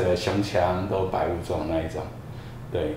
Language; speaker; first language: Chinese; native; Chinese